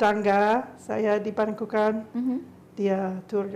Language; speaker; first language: Indonesian; non-native, learner; English